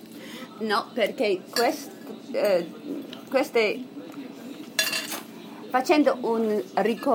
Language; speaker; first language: Italian; non-native, learner; English